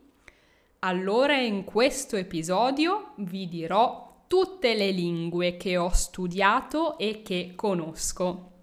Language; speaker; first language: Italian; native; Italian